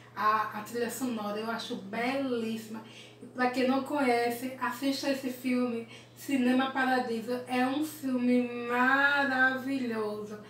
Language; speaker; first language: Portuguese; early bilingual, other home language; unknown